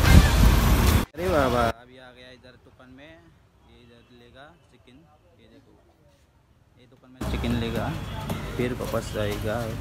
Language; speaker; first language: Hindi; non-native, local second language; Bodo